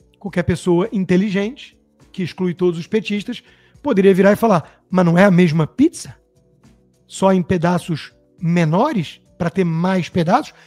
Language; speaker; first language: Portuguese; native; Portuguese